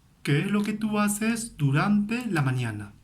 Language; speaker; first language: Spanish; native; Spanish